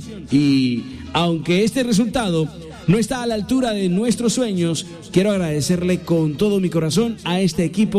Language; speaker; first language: Spanish; native; Spanish